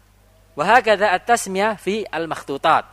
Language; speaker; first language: Arabic; non-native, fluent; Indonesian